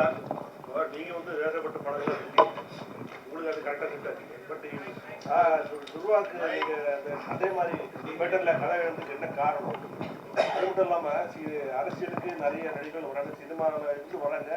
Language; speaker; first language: Tamil; native; Tamil